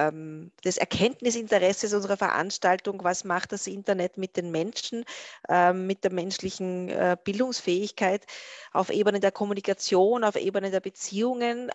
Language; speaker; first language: German; native; German